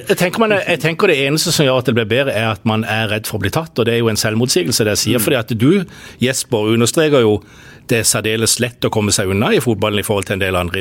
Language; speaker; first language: Norwegian; native; Norwegian